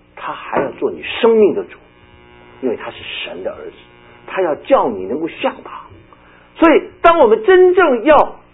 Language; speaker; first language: Chinese; native; Chinese